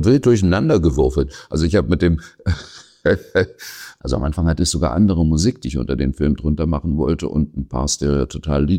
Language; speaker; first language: German; native; German